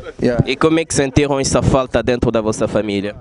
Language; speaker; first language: Portuguese; native; Portuguese